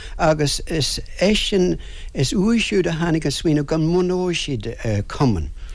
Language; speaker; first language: Irish; non-native, local second language; English